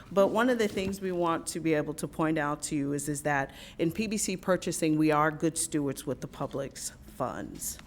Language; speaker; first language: English; native; English